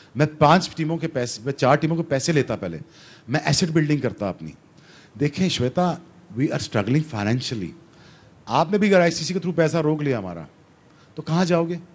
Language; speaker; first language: Urdu; non-native, local second language; Punjabi